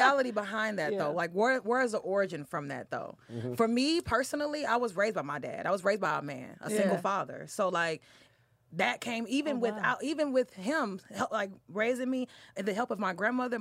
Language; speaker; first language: English; native; English